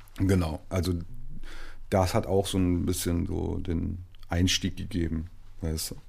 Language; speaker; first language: German; native; German